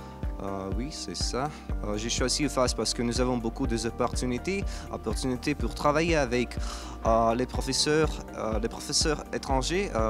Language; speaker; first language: French; non-native, learner; Azerbaijani